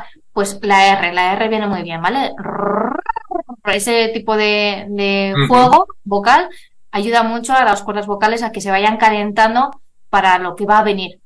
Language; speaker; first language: Spanish; native; Spanish